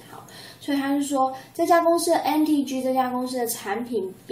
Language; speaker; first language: Chinese; native; Chinese